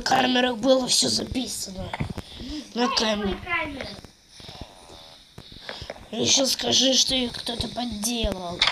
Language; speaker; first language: Russian; native; Russian